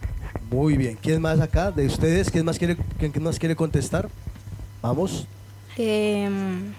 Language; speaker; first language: Spanish; native; Spanish